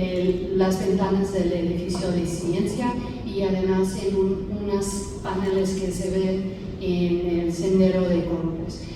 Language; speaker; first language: Spanish; non-native, fluent; English